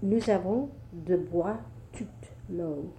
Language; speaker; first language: French; non-native, learner; English